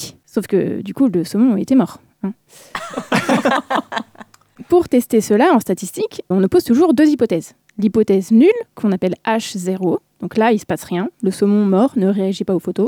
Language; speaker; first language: French; native; French